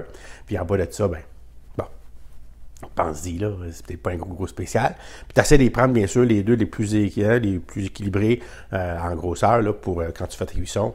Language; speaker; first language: French; native; French